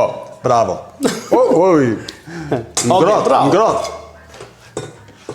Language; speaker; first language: Albanian; non-native, learner; English